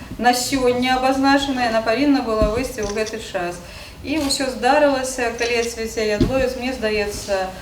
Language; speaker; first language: Belarusian; native; Belarusian